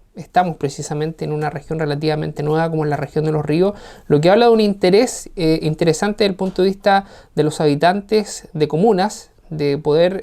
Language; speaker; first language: Spanish; native; Spanish